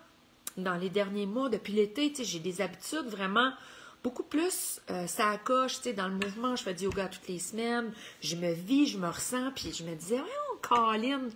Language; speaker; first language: French; native; French